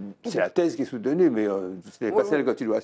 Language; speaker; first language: French; native; French